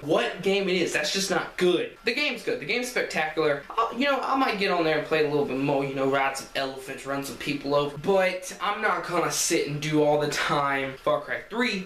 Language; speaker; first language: English; native; English